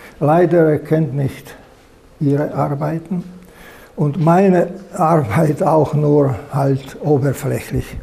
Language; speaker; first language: German; non-native, fluent; Slovak